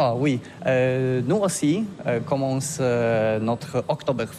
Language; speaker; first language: French; non-native, learner; Polish